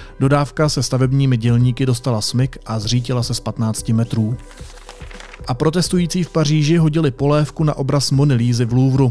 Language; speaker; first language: Czech; native; Czech